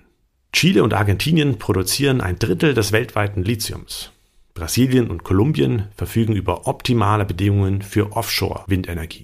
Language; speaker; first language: German; native; German